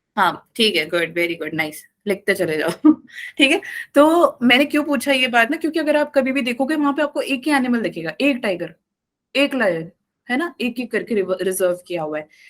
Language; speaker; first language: Hindi; non-native, local second language; Malayalam